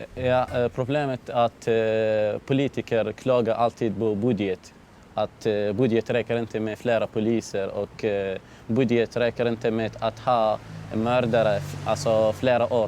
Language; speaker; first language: Swedish; non-native, fluent; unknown